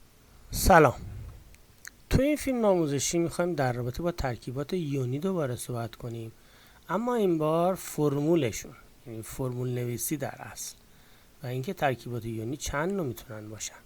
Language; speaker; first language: Persian; native; Persian